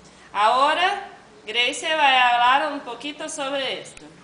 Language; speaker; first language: Spanish; non-native, learner; Portuguese